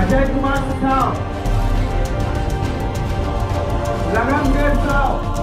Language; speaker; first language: Hindi; native; Hindi